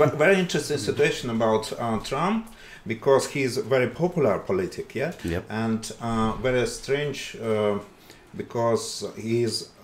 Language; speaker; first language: English; non-native, learner; Russian